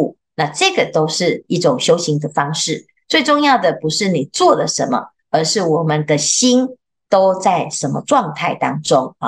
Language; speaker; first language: Chinese; native; Chinese